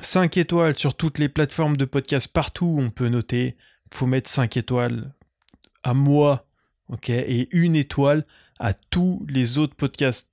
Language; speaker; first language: French; native; French